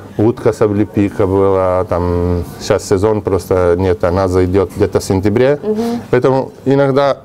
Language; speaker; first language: Russian; non-native, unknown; Italian